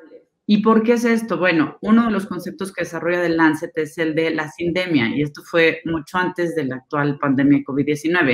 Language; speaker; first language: Spanish; native; Spanish